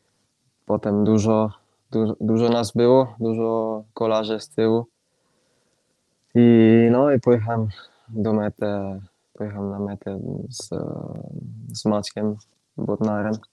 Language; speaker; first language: Polish; non-native, fluent; Italian